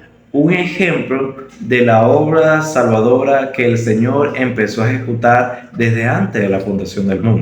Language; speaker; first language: Spanish; native; Spanish